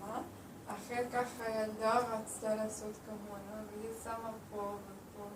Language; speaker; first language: Hebrew; early bilingual, heritage; Hebrew